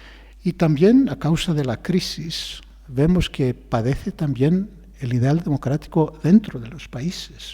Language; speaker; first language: Spanish; non-native, fluent; Greek